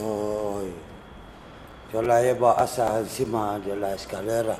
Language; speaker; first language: Spanish; non-native, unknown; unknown